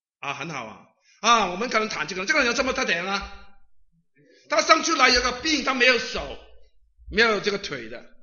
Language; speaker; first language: Chinese; non-native, local second language; Cantonese